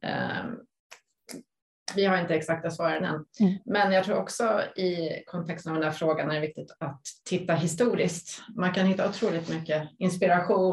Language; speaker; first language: Swedish; native; Swedish